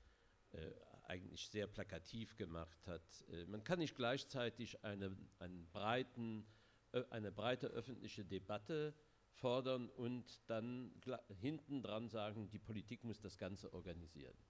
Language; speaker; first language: German; non-native, local second language; Luxembourgish